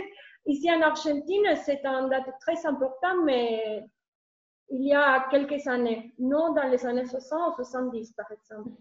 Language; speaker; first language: French; non-native, learner; Spanish